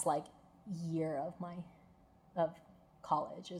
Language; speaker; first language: English; native; English